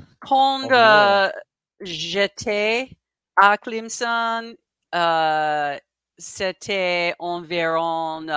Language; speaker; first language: French; non-native, learner; English